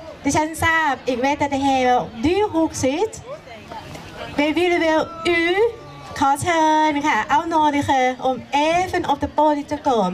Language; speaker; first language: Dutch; non-native, learner; Thai